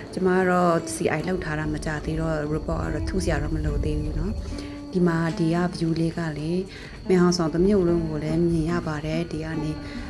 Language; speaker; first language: Burmese; native; Burmese